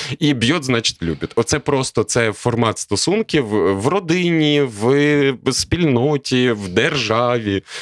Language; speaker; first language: Ukrainian; native; Ukrainian